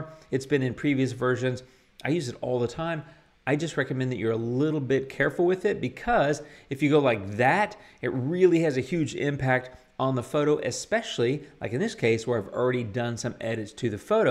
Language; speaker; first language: English; native; English